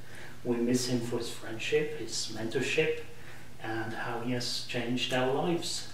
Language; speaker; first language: English; non-native, fluent; German